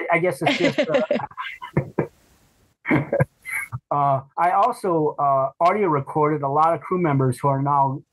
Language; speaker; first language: English; native; English